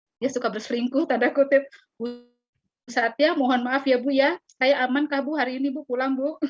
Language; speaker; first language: Indonesian; native; Indonesian